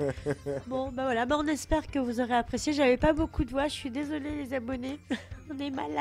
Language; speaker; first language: French; native; French